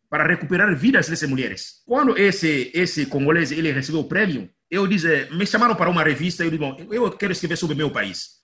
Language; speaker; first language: Portuguese; non-native, fluent; Lingala